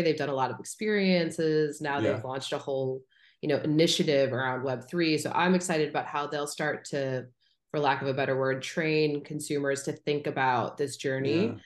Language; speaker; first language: English; native; English